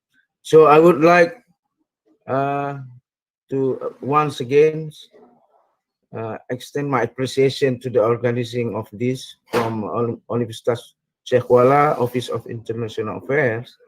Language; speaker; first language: English; non-native, fluent; Indonesian